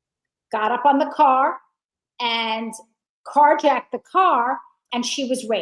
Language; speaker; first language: English; native; English